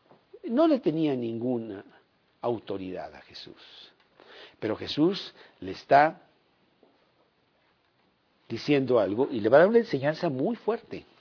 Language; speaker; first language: Spanish; native; Spanish